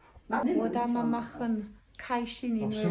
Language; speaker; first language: Chinese; non-native, learner; Georgian